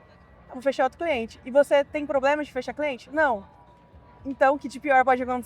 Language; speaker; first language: Portuguese; native; Portuguese